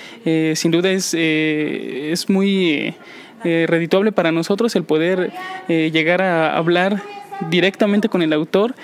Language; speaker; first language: Spanish; native; Spanish